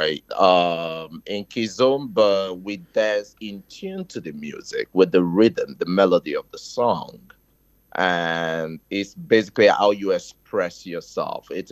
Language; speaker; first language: English; non-native, local second language; Igbo